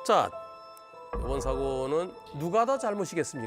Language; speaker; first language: Korean; native; Korean